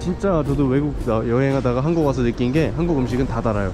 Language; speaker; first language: Korean; native; Korean